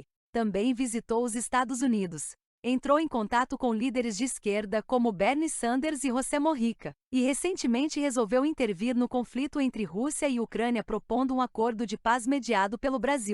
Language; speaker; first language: Portuguese; native; Portuguese